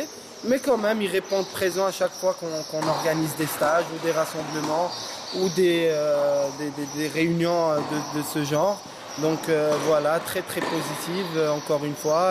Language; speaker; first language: French; non-native, local second language; Arabic